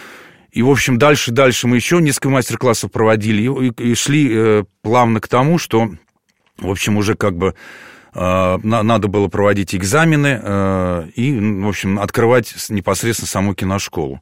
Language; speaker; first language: Russian; native; Russian